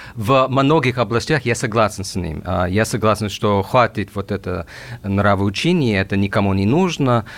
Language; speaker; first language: Russian; non-native, fluent; English